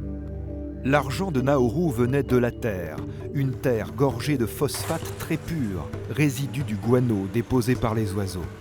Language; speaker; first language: French; native; French